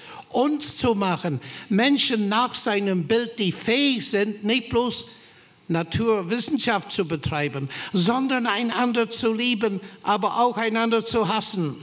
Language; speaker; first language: German; non-native, fluent; English